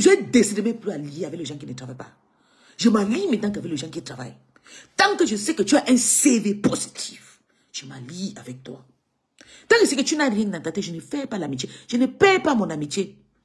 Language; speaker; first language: French; native; French